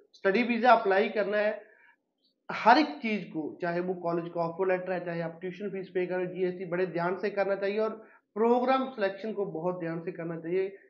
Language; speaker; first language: Hindi; non-native, local second language; Punjabi